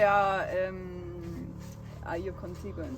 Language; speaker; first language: Spanish; non-native, fluent; German